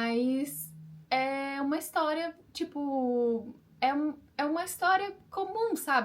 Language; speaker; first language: Portuguese; native; Portuguese